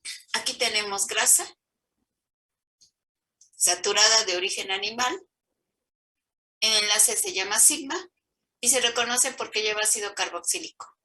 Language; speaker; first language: Spanish; native; Spanish